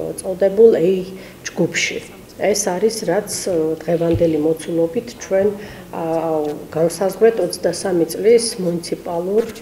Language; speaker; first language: Georgian; non-native, local second language; Armenian